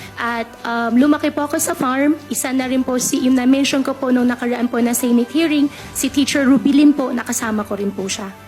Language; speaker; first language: Filipino; native; Filipino